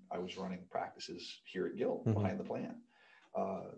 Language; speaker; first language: English; native; English